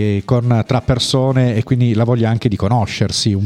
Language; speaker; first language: Italian; native; Italian